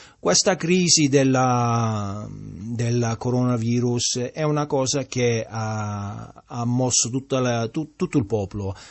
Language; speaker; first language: Italian; early bilingual, heritage; Italian